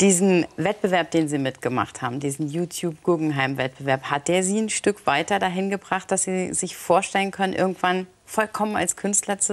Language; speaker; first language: German; native; German